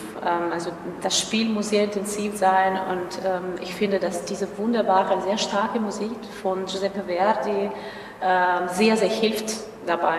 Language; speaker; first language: German; non-native, fluent; Russian